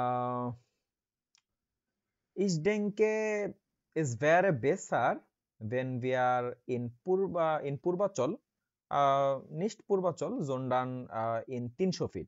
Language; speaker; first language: German; non-native, learner; Bangla